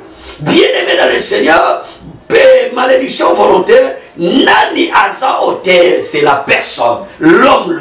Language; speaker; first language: French; non-native, local second language; Lingala